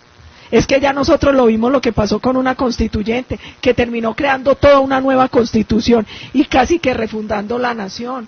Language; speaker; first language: Spanish; native; Spanish